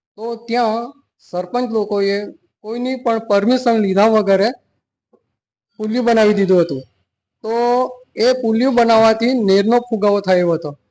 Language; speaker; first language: Gujarati; non-native, local second language; Gamit